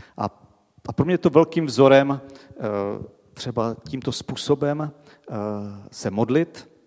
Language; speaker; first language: Czech; native; Czech